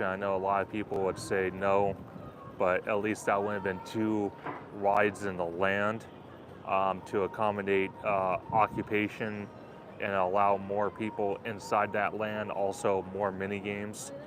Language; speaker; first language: English; native; English